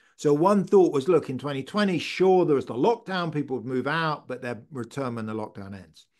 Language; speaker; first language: English; native; English